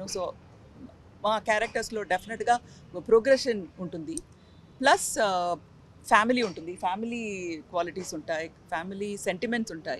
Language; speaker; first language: Telugu; non-native, local second language; Tamil